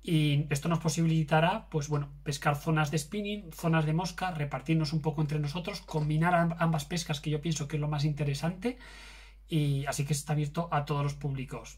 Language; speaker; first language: Spanish; native; Spanish